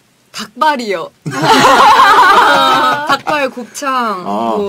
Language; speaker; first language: Korean; native; Korean